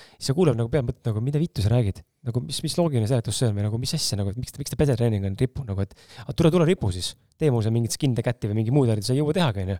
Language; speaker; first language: Estonian; native; Estonian